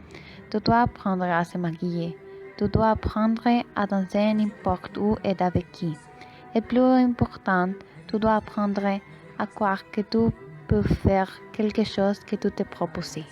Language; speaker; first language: French; non-native, learner; Spanish